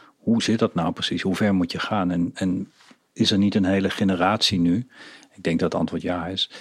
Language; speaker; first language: Dutch; native; Dutch